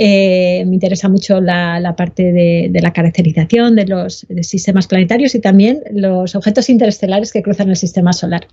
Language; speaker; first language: Spanish; native; Spanish